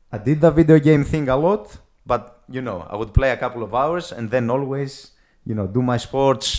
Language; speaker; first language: English; non-native, fluent; Greek